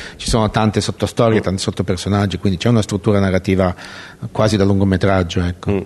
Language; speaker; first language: Italian; native; Italian